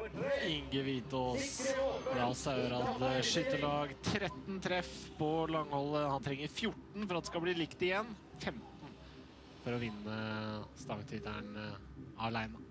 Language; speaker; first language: Norwegian; native; Norwegian